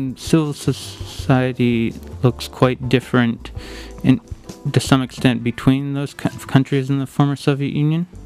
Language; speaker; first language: English; native; English